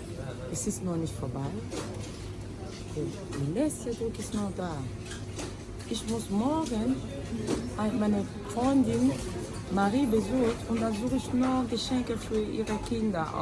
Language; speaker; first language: German; non-native, fluent; Lingala